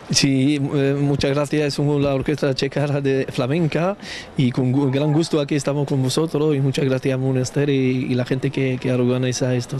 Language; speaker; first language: Spanish; non-native, learner; Arabic